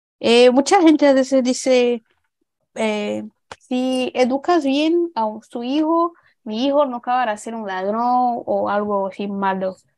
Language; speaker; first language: Spanish; non-native, learner; Portuguese